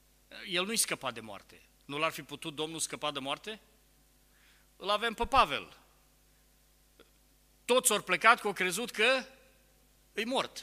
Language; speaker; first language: Romanian; native; Romanian